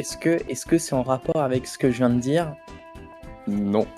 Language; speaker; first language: French; native; French